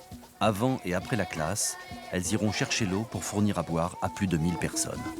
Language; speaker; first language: French; native; French